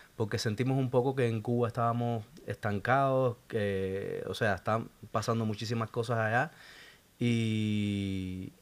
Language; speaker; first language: Spanish; native; Spanish